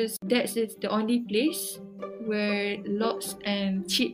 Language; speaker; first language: English; non-native, local second language; Malay